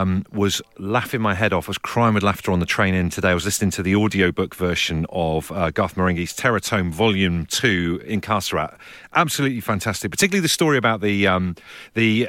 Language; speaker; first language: English; native; English